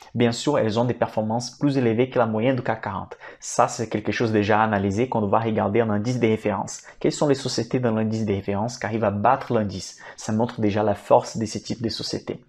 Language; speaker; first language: French; non-native, fluent; Portuguese